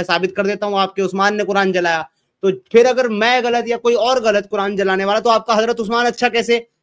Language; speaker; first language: Hindi; native; Hindi